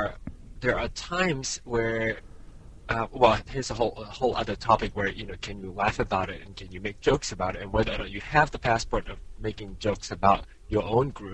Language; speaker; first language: English; non-native, local second language; Min Nan Chinese